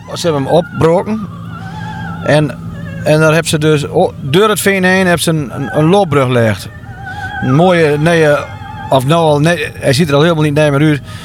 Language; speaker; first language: Dutch; native; Dutch